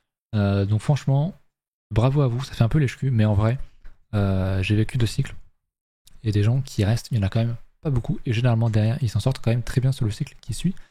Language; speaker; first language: French; native; French